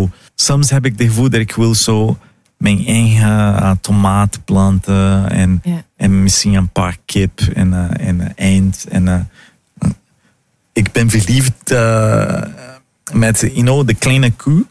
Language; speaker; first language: Dutch; non-native, fluent; Portuguese